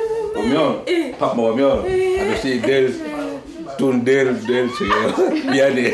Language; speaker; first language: Korean; non-native, learner; French